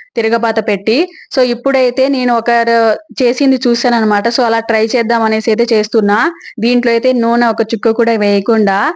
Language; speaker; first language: Telugu; native; Telugu